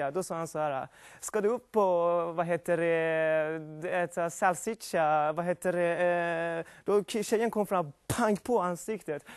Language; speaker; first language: Swedish; non-native, fluent; Persian